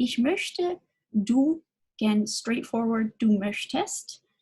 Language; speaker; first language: German; non-native, fluent; English